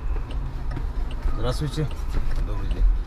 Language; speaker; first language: Russian; non-native, local second language; Uzbek